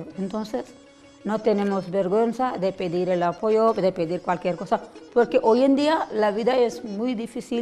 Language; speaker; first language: Spanish; non-native, learner; Telugu